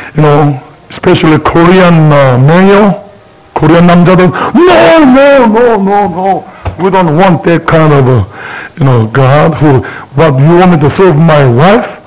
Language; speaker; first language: English; non-native, fluent; Korean